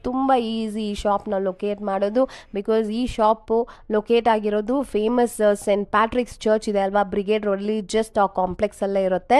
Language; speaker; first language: Kannada; native; Kannada